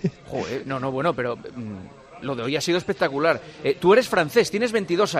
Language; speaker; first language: Spanish; native; Spanish